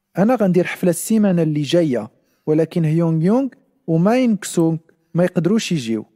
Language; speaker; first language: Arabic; non-native, learner; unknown